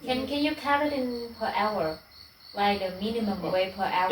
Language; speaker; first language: English; non-native, fluent; Vietnamese